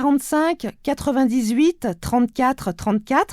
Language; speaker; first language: French; native; French